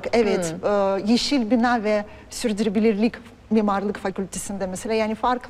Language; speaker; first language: Turkish; non-native, fluent; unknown